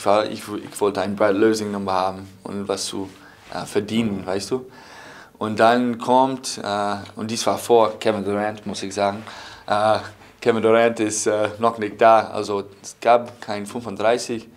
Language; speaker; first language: German; non-native, fluent; English